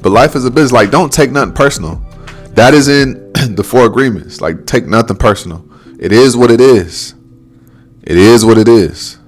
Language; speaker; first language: English; native; English